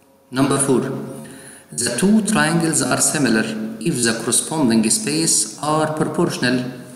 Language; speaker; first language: English; non-native, fluent; Arabic